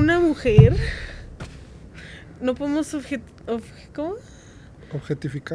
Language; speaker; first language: Spanish; native; Spanish